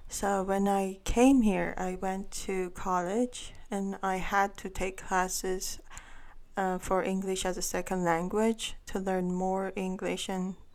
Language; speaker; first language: English; non-native, fluent; Armenian